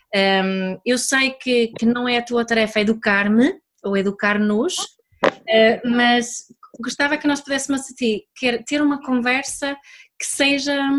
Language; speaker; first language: Portuguese; early bilingual, other home language; Swedish